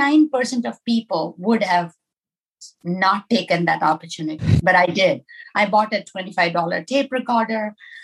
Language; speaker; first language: English; non-native, local second language; Tamil